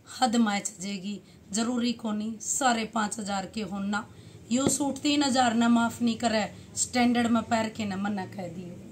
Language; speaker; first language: Hindi; native; Hindi